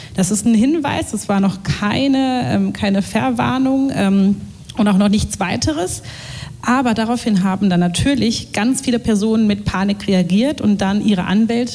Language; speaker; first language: German; native; German